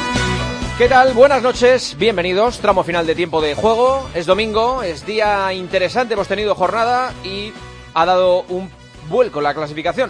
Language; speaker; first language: Spanish; native; Spanish